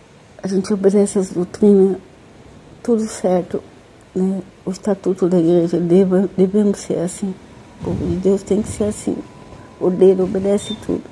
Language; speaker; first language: Portuguese; native; Portuguese